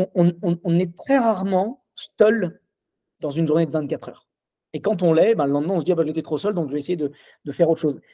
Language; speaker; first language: French; native; French